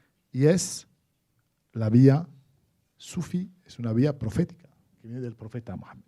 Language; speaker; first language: Spanish; non-native, fluent; Arabic